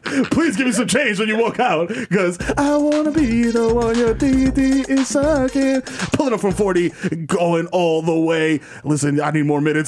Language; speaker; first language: English; early bilingual, other home language; Spanish